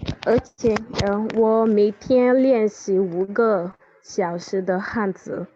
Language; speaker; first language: Chinese; non-native, learner; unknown